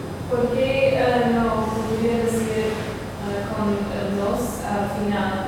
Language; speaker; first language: Spanish; non-native, learner; English